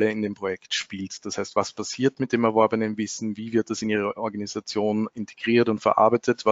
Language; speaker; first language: German; native; German